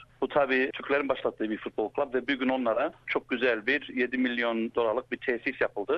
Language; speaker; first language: Turkish; early bilingual, heritage; Turkish